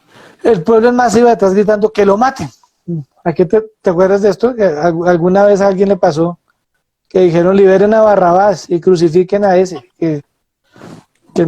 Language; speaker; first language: Spanish; native; Spanish